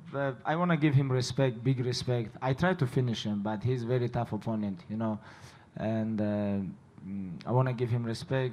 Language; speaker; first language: English; non-native, learner; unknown